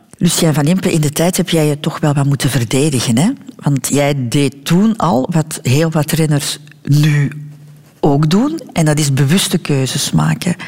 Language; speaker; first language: Dutch; native; Dutch